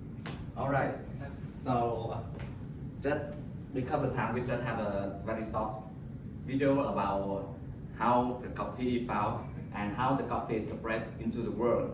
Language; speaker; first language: English; non-native, learner; Vietnamese